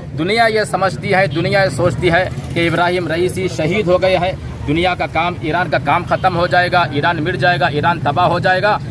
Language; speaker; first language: Urdu; native; Urdu